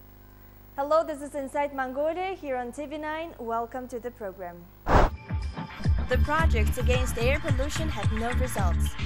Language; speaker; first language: English; non-native, fluent; Mongolian